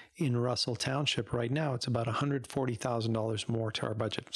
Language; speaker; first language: English; native; English